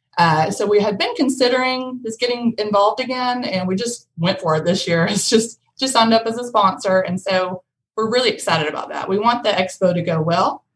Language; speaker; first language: English; native; English